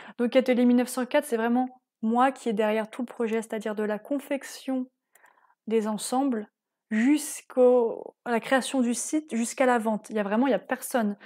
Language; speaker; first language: French; native; French